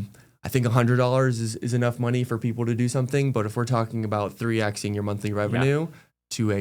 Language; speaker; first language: English; native; English